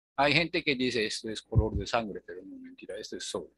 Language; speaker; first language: Spanish; non-native, fluent; Japanese